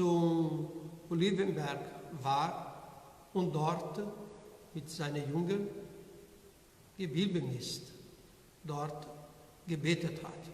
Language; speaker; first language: German; non-native, learner; Portuguese